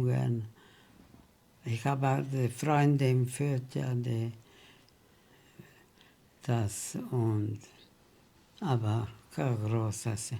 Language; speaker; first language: German; early bilingual, heritage; German